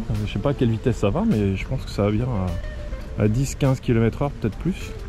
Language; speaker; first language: French; native; French